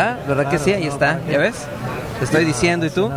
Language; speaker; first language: Spanish; native; Spanish